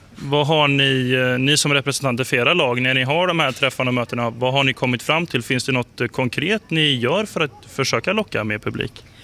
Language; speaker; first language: Swedish; native; Swedish